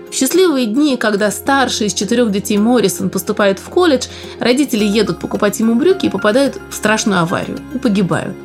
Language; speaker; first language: Russian; native; Russian